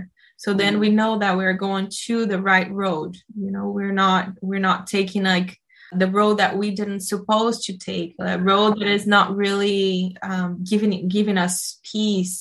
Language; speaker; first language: English; non-native, fluent; Portuguese